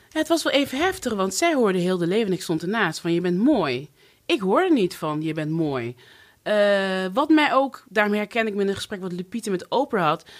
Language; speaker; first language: Dutch; native; Dutch